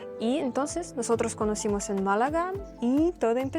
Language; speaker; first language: Spanish; non-native, learner; Russian